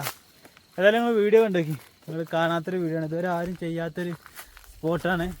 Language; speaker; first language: Malayalam; native; Malayalam